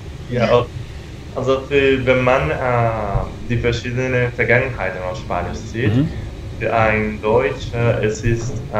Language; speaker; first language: German; non-native, fluent; Spanish